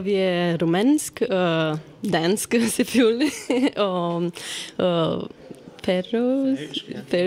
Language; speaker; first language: Danish; non-native, learner; Romanian